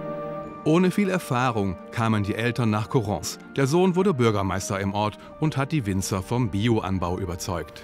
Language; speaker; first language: German; native; German